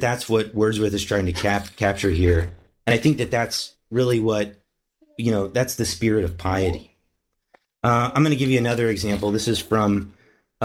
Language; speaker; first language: English; native; English